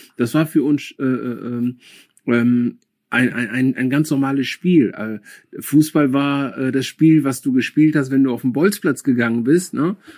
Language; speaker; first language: German; early bilingual, other home language; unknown